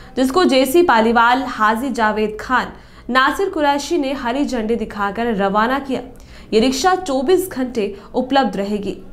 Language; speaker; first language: Hindi; native; Hindi